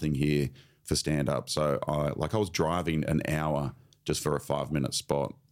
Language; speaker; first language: English; native; English